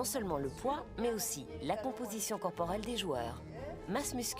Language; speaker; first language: French; native; French